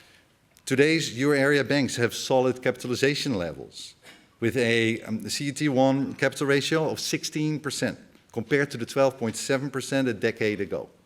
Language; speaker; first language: English; non-native, fluent; Dutch